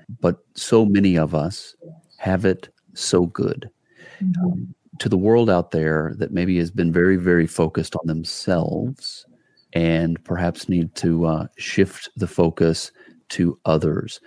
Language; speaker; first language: English; native; English